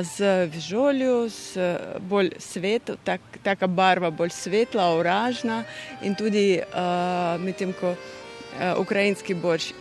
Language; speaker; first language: Slovenian; non-native, fluent; Russian